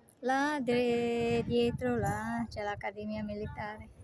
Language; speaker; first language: Italian; non-native, fluent; Cebuano